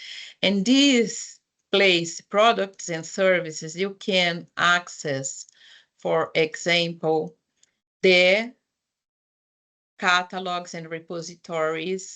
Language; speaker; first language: English; non-native, fluent; Portuguese